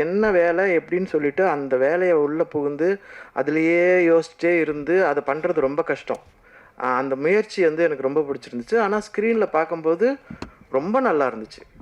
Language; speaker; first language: Tamil; native; Tamil